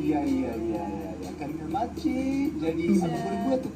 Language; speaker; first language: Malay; non-native, fluent; Japanese